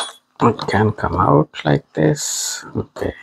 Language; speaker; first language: English; non-native, fluent; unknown